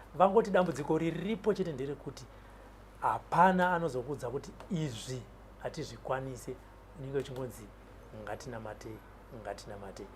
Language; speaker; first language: Shona; native; Shona